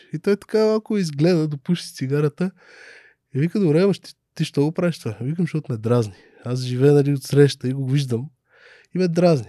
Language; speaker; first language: Bulgarian; native; Bulgarian